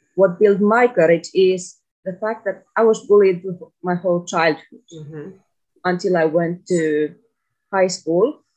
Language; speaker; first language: English; non-native, fluent; Finnish